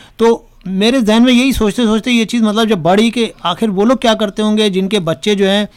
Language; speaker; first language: Urdu; native; Urdu